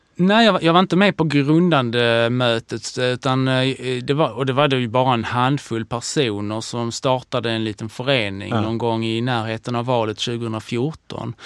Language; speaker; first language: Swedish; early bilingual, other home language; Hebrew